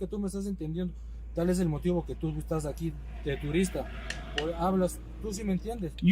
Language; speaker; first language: Spanish; native; Spanish